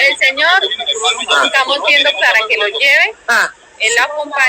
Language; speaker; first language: Spanish; native; Spanish